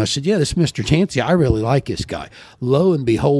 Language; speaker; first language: English; native; English